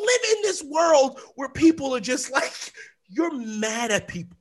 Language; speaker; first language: English; native; English